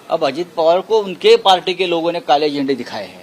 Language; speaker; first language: Hindi; non-native, local second language; Marathi